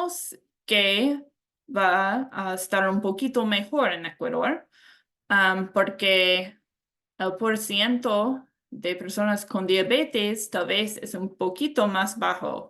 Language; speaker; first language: Spanish; non-native, learner; English